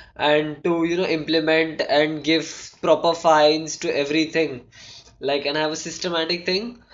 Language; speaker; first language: English; non-native, local second language; Hindi